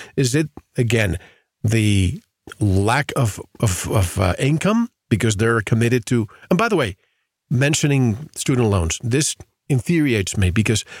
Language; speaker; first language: English; native; English